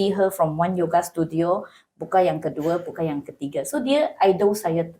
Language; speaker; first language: Indonesian; non-native, learner; Malay